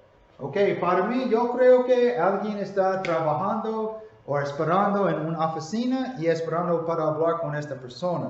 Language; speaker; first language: Spanish; non-native, learner; English